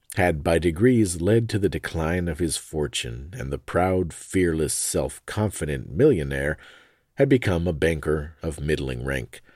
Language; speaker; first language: English; native; English